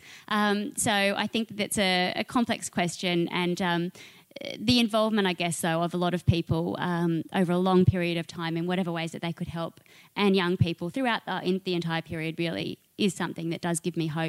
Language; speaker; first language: English; native; English